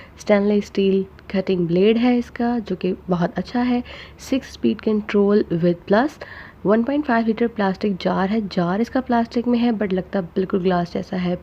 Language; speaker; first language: Urdu; non-native, local second language; Punjabi